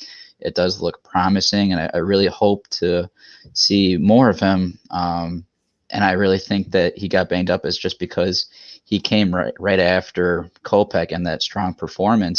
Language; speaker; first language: English; native; English